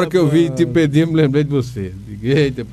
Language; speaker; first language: Portuguese; native; Portuguese